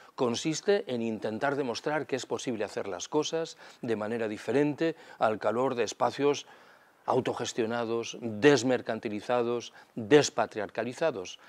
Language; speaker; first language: Spanish; native; Spanish